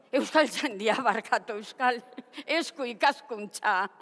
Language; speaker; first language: Basque; non-native, local second language; Spanish